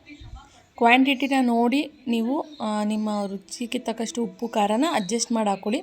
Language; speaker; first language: Kannada; native; Kannada